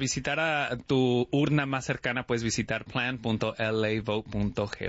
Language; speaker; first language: Spanish; early bilingual, heritage; Spanish